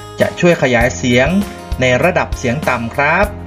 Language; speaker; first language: Thai; native; Thai